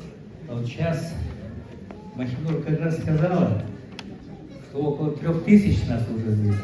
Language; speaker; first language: Russian; non-native, local second language; Uyghur